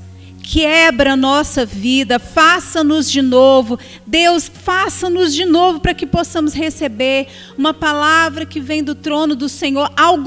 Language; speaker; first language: Portuguese; native; Portuguese